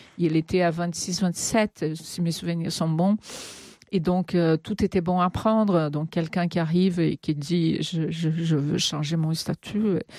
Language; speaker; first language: French; non-native, fluent; Portuguese